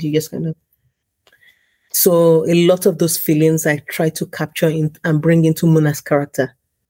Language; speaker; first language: English; non-native, local second language; Yoruba